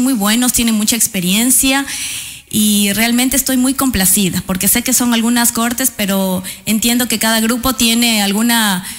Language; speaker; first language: Spanish; native; Spanish